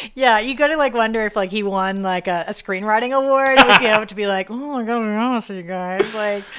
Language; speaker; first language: English; native; English